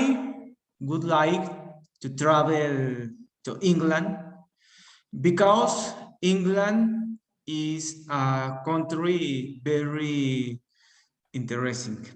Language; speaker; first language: English; non-native, learner; Spanish